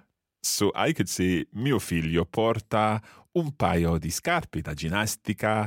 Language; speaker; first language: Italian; non-native, fluent; English